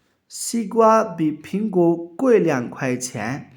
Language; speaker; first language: Chinese; non-native, fluent; Urdu